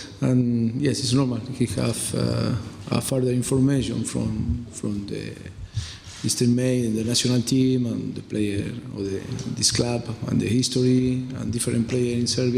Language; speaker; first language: English; non-native, fluent; Spanish